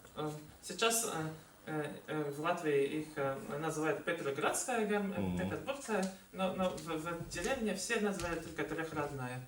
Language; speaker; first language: Russian; non-native, local second language; Latvian